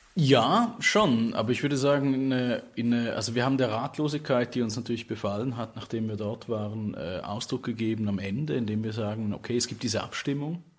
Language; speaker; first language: German; native; German